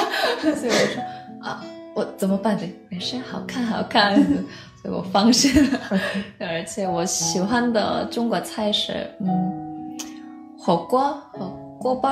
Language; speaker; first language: Chinese; non-native, learner; Korean